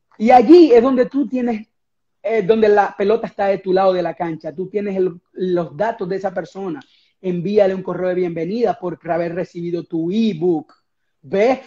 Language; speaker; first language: Spanish; native; Spanish